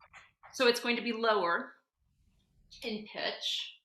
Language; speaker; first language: English; native; English